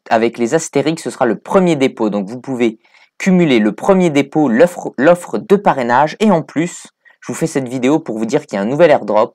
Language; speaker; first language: French; native; French